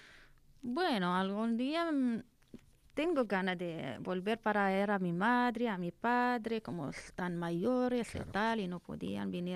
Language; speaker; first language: Spanish; non-native, learner; Arabic